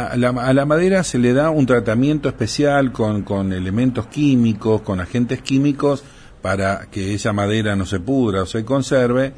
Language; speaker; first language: Spanish; native; Spanish